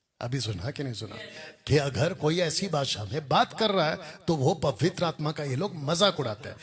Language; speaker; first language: Hindi; non-native, local second language; Telugu